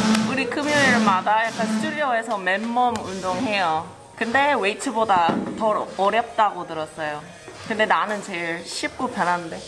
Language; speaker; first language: Korean; non-native, fluent; English